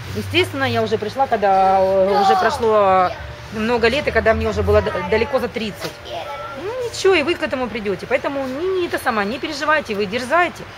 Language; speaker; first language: Russian; native; Russian